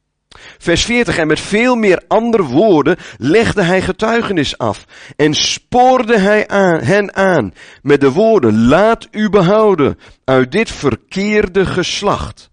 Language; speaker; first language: Dutch; native; Dutch